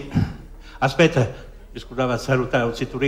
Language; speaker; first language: Italian; early bilingual, heritage; French